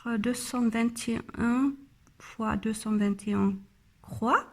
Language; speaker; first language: French; non-native, learner; German